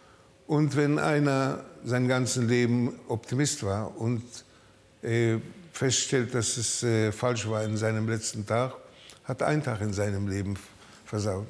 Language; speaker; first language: German; early bilingual, heritage; German